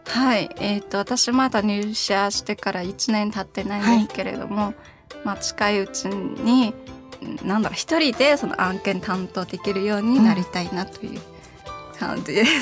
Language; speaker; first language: Japanese; non-native, fluent; Chinese